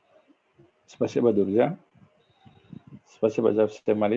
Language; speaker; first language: Russian; non-native, fluent; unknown